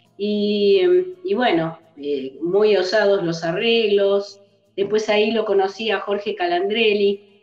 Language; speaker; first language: Spanish; early bilingual, other home language; English